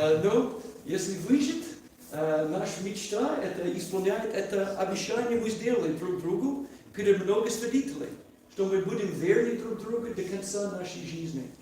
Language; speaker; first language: Russian; non-native, learner; English